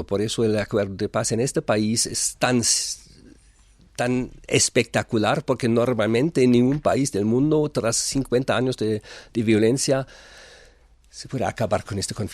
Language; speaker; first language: Spanish; non-native, fluent; German